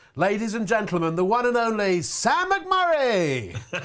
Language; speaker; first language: English; native; English